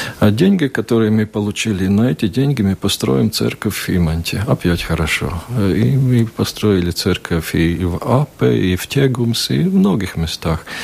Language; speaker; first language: Russian; non-native, local second language; Latvian